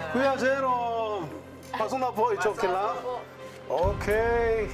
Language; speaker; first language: Filipino; non-native, learner; Korean